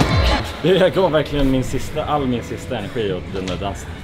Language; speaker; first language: Swedish; native; Swedish